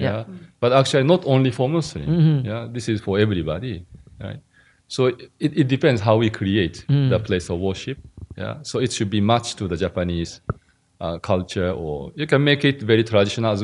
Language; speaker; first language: English; non-native, learner; Japanese